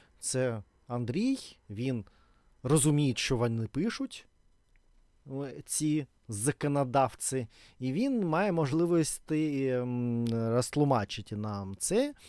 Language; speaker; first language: Ukrainian; non-native, learner; Russian